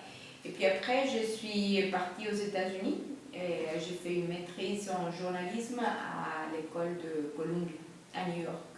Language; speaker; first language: French; non-native, fluent; Spanish